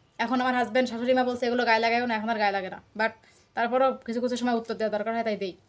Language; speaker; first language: Bangla; native; Bangla